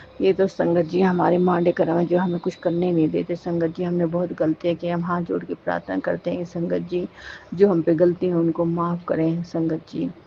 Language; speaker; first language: Hindi; native; Hindi